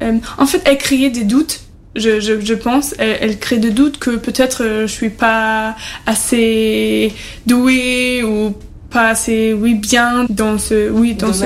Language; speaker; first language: French; non-native, fluent; German